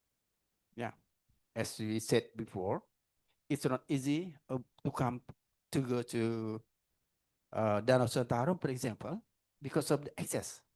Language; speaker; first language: English; non-native, learner; Indonesian